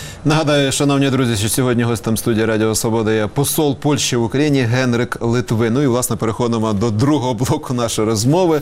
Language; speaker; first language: Ukrainian; native; Ukrainian